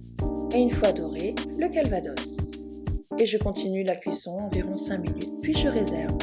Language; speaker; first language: French; native; French